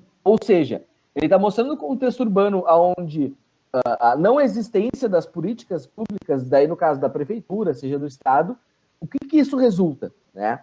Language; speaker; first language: Portuguese; native; Portuguese